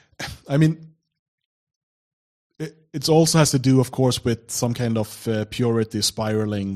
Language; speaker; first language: English; non-native, fluent; Swedish